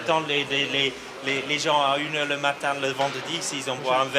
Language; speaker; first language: French; non-native, fluent; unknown